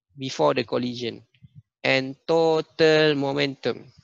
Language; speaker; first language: English; non-native, local second language; Malay